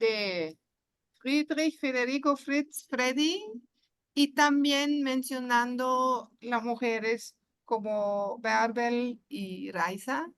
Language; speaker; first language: Spanish; non-native, fluent; German